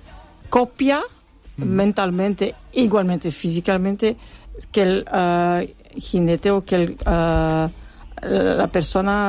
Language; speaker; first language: Spanish; non-native, learner; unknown